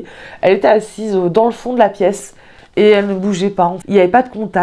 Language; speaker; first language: French; native; French